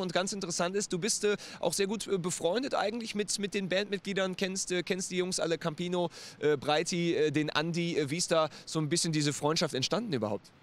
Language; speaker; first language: German; native; German